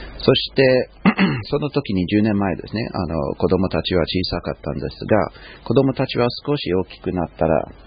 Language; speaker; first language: Japanese; non-native, fluent; English